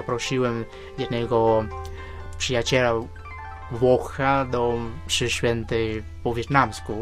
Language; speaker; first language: Polish; non-native, fluent; Vietnamese